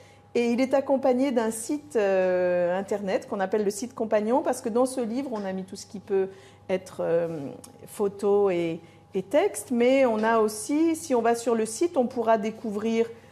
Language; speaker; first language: French; native; French